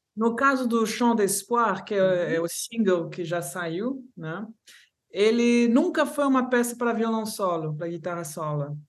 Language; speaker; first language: Portuguese; non-native, fluent; French